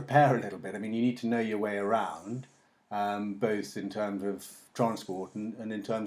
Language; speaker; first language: English; native; English